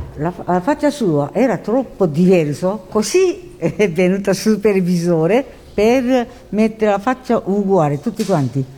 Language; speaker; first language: Italian; non-native, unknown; Japanese